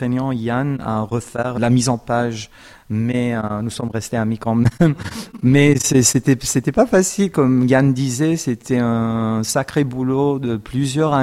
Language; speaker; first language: French; non-native, fluent; Armenian